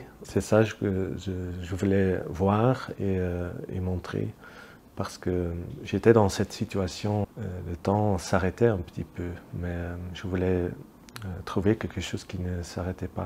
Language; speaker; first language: French; non-native, local second language; Dutch